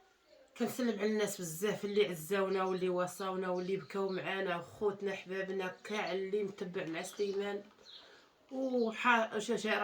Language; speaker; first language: Arabic; native; Arabic